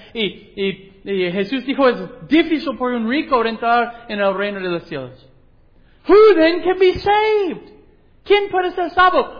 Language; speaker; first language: Spanish; non-native, learner; English